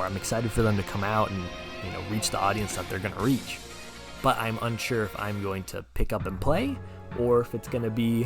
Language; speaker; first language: English; native; English